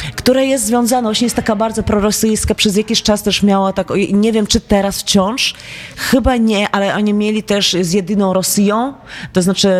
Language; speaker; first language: Polish; non-native, fluent; Latvian